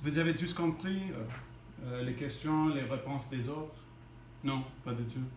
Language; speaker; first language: French; non-native, fluent; English